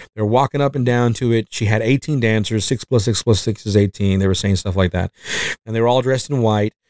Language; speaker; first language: English; non-native, fluent; Spanish